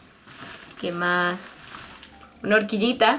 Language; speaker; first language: Spanish; native; Spanish